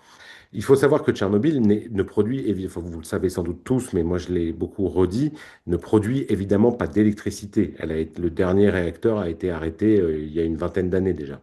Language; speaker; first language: French; native; French